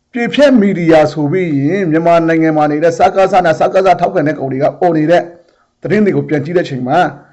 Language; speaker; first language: Burmese; native; Burmese